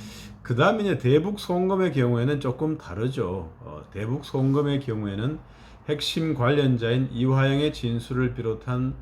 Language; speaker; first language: Korean; native; Korean